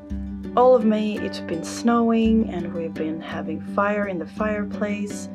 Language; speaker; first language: English; non-native, fluent; Swedish